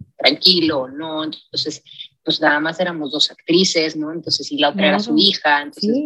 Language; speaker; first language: Spanish; native; Spanish